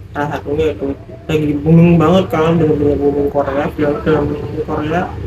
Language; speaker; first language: Indonesian; native; Indonesian